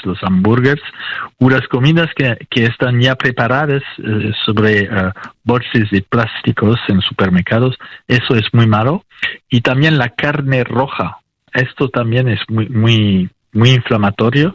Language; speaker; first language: Spanish; non-native, fluent; French